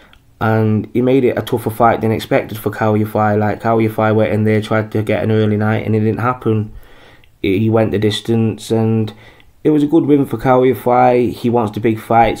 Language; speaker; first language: English; native; English